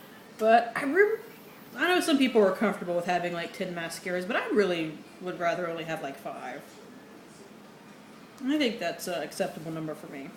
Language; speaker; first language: English; native; English